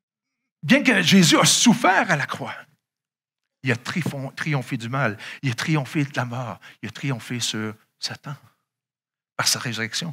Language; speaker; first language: French; native; French